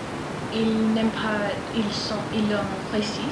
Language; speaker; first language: French; non-native, learner; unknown